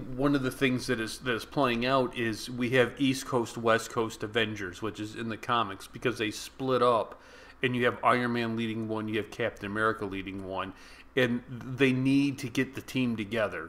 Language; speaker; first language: English; native; English